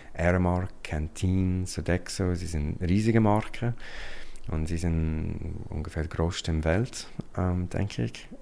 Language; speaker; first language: German; non-native, learner; English